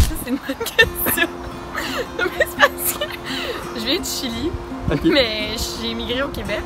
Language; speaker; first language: French; native; French